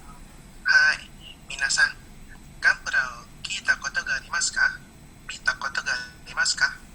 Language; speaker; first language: Japanese; non-native, learner; Indonesian